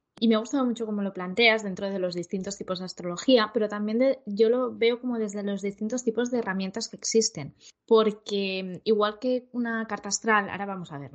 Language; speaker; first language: Spanish; native; Spanish